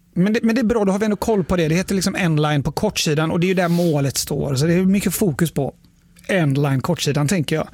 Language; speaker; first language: Swedish; native; Swedish